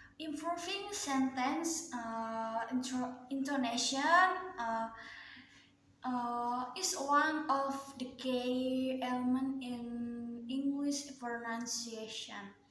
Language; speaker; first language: English; non-native, learner; Indonesian